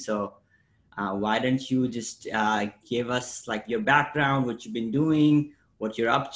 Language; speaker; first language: English; non-native, local second language; Nepali